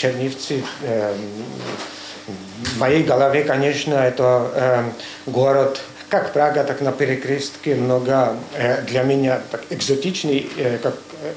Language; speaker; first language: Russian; non-native, learner; Czech